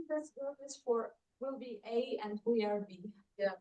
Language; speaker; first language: English; non-native, fluent; Uzbek